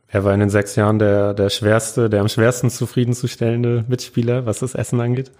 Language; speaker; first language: German; native; German